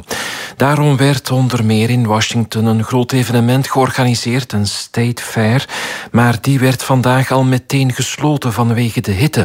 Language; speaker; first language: Dutch; native; Dutch